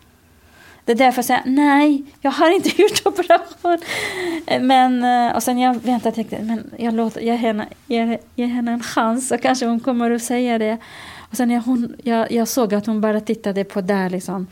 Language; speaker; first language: Swedish; non-native, fluent; Kurdish